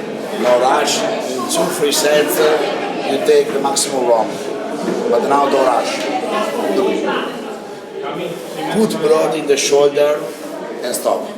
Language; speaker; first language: English; non-native, learner; Italian